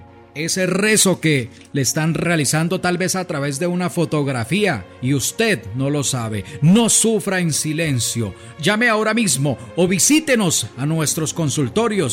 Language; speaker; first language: Spanish; native; Spanish